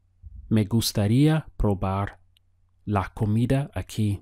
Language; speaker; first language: Spanish; non-native, fluent; English